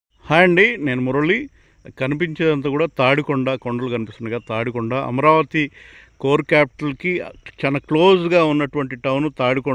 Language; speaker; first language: Telugu; native; Telugu